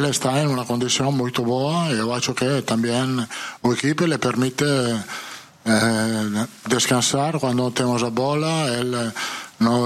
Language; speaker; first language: Portuguese; non-native, fluent; Italian